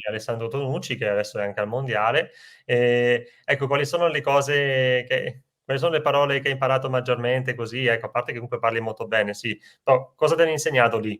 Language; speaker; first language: Italian; native; Italian